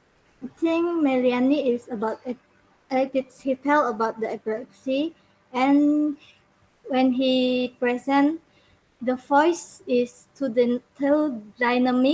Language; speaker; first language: English; non-native, learner; Indonesian